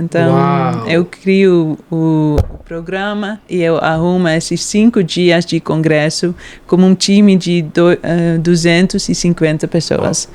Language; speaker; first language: Portuguese; non-native, fluent; Dutch